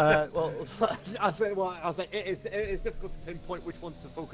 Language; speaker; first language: English; native; English